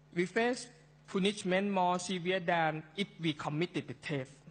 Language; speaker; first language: English; non-native, fluent; Thai